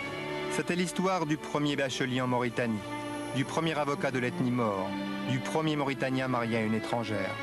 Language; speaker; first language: French; native; French